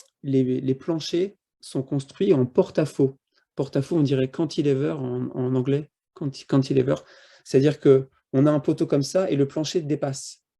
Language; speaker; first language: French; native; French